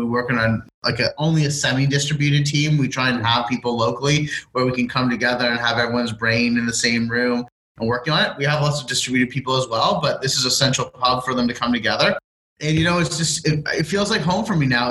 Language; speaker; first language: English; native; English